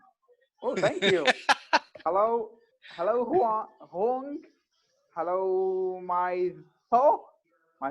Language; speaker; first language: English; non-native, fluent; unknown